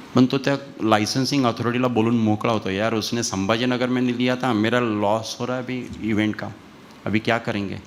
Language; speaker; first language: Hindi; non-native, local second language; Marathi